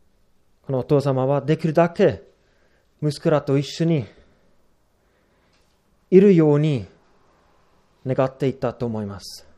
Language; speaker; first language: Japanese; non-native, fluent; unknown